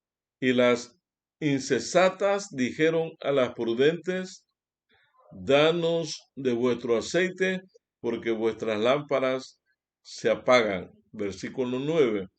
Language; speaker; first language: Spanish; native; Spanish